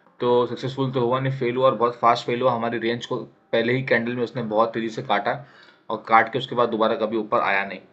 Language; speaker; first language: Hindi; native; Hindi